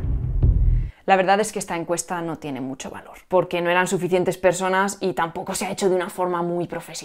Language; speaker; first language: Spanish; native; Spanish